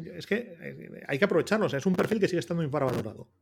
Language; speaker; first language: Spanish; native; Spanish